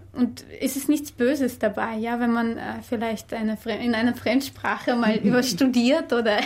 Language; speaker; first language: German; non-native, fluent; Armenian